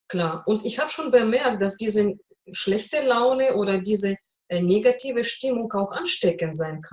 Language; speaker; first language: German; non-native, fluent; Russian